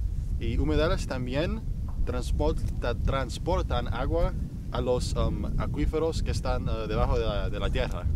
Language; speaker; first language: Spanish; non-native, fluent; English